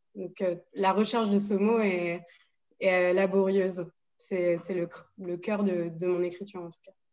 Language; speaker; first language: French; native; French